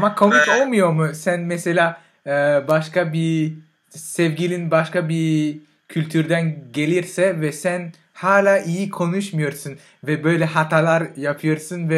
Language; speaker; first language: Turkish; non-native, fluent; French